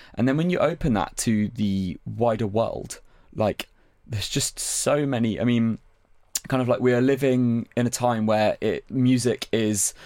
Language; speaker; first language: English; native; English